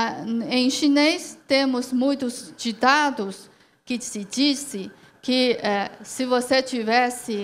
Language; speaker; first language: Portuguese; non-native, learner; Chinese